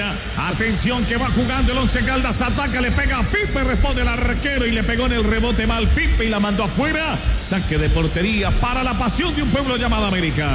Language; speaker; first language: Spanish; native; Spanish